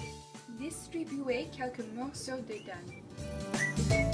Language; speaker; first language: French; non-native, learner; English